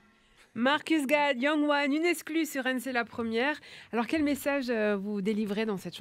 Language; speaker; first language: French; native; French